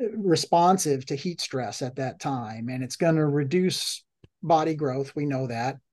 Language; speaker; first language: English; native; English